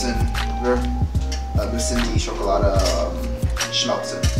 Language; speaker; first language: German; non-native, learner; English